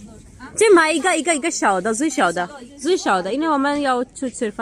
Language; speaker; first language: Chinese; non-native, learner; Urdu